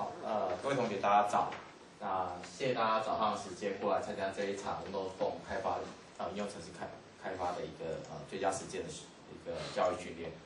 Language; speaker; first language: Chinese; native; Chinese